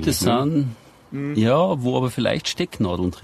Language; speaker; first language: German; native; German